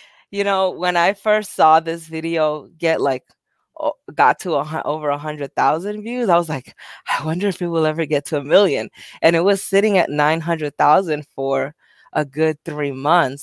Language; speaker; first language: English; native; English